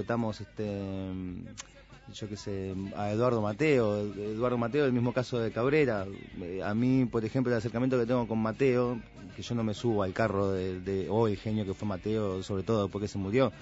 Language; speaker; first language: Spanish; native; Spanish